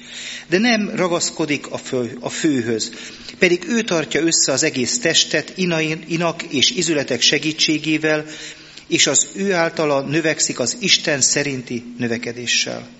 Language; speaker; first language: Hungarian; native; Hungarian